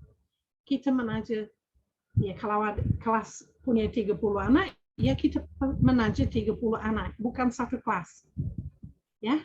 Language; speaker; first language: Indonesian; non-native, fluent; English